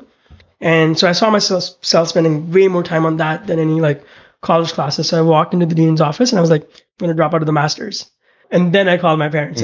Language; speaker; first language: English; non-native, local second language; Hindi